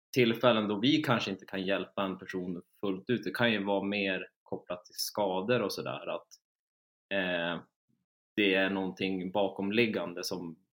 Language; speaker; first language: Swedish; native; Swedish